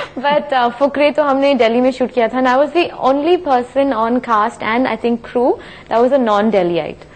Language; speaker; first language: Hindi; non-native, local second language; Tamil